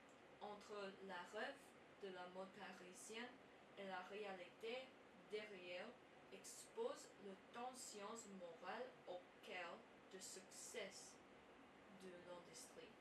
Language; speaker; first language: French; non-native, learner; English